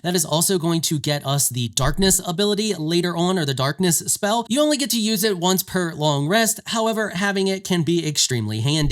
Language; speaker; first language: English; native; English